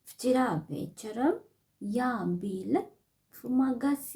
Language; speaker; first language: Russian; non-native, fluent; Sinhala